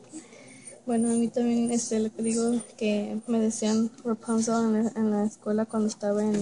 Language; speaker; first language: Spanish; early bilingual, heritage; Spanish